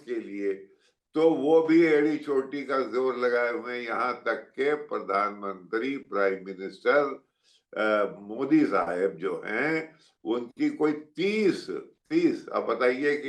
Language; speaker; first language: Hindi; native; Hindi